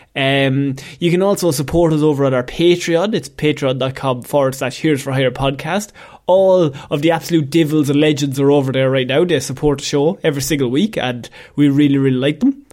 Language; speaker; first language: English; native; English